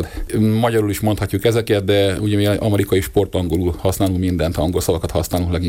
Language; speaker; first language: Hungarian; native; Hungarian